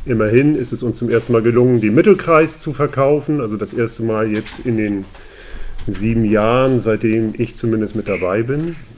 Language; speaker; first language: German; native; German